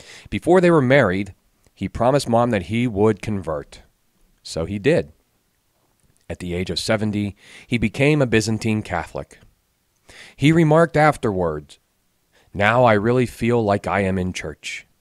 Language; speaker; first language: English; native; English